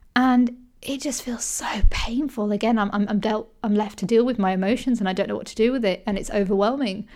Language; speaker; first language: English; native; English